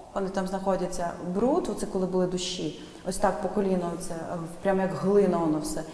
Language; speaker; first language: Ukrainian; native; Ukrainian